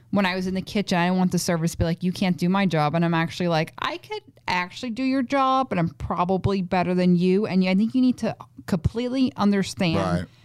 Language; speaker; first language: English; native; English